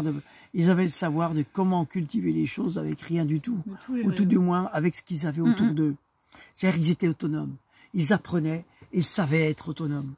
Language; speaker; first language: French; native; French